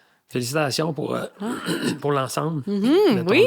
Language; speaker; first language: French; native; French